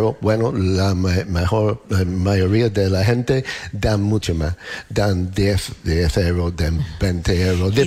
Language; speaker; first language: Spanish; non-native, learner; English